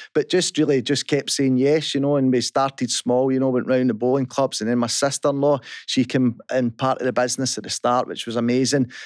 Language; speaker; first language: English; native; English